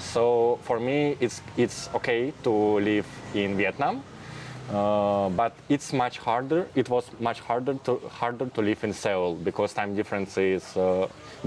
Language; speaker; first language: English; non-native, fluent; Russian